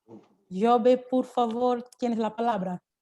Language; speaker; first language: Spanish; non-native, learner; Portuguese